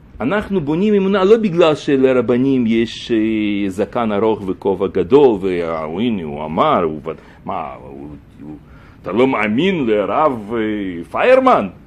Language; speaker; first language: Hebrew; native; Hebrew